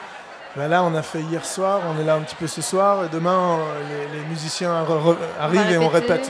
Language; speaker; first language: French; native; French